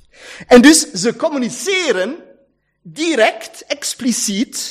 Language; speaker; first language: Dutch; non-native, learner; German